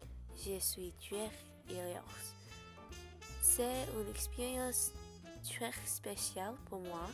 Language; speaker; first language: French; non-native, learner; English